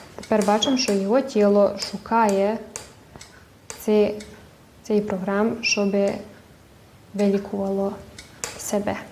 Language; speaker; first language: Ukrainian; early bilingual, heritage; Ukrainian